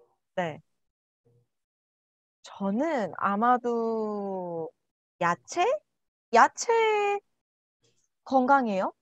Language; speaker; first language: Korean; non-native, learner; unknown